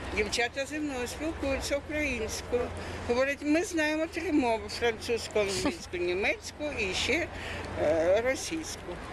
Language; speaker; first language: Ukrainian; non-native, local second language; Russian